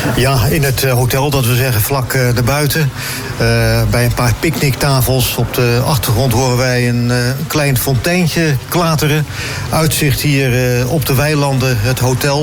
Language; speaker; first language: Dutch; native; Dutch